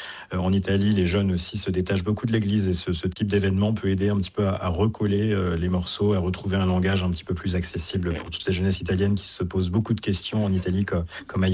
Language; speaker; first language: French; native; French